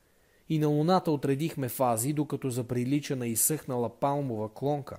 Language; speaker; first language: Bulgarian; native; Bulgarian